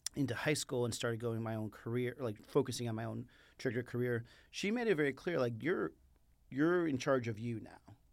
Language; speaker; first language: English; early bilingual, other home language; Spanish